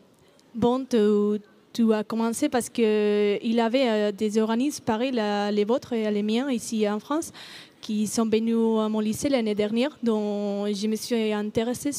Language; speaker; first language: French; non-native, learner; Spanish